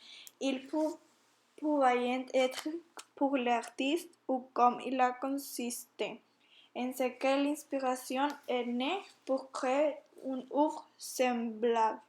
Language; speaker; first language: French; non-native, learner; Spanish